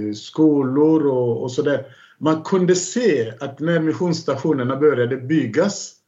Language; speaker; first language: Swedish; non-native, fluent; Kongo